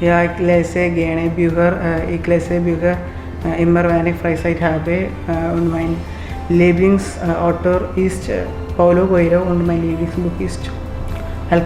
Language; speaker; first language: German; non-native, learner; Malayalam